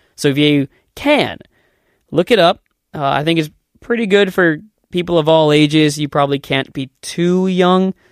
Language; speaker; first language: English; native; English